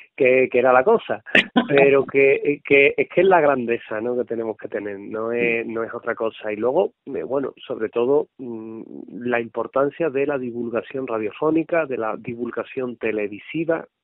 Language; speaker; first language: Spanish; native; Spanish